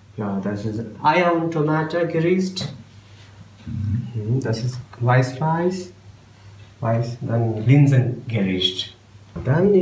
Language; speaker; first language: German; non-native, learner; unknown